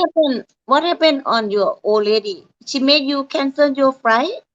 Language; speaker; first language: English; non-native, learner; Thai